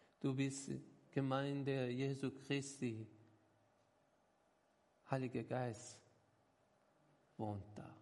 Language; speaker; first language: German; non-native, learner; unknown